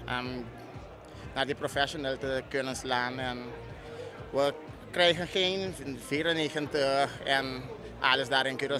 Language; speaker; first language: Dutch; non-native, local second language; Papiamento